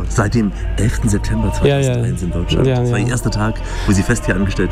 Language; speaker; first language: German; native; German